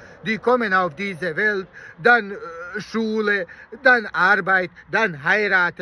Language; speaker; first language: German; non-native, learner; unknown